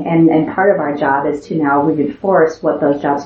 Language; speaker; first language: English; native; English